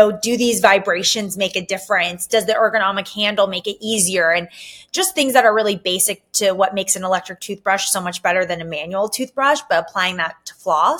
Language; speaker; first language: English; native; English